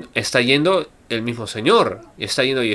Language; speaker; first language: Spanish; native; Spanish